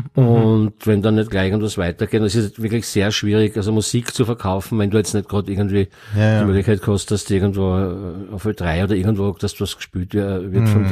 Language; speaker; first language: German; native; German